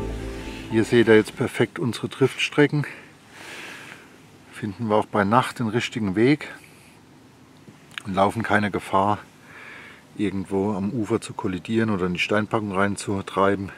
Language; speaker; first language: German; native; German